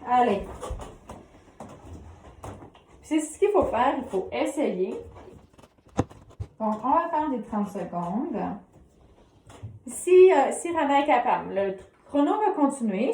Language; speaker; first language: French; native; French